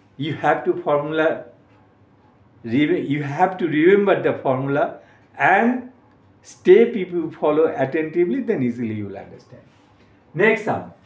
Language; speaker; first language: English; non-native, local second language; Bangla